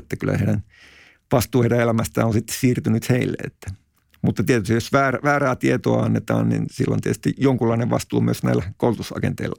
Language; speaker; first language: Finnish; native; Finnish